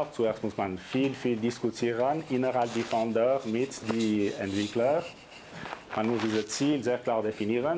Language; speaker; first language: German; non-native, local second language; French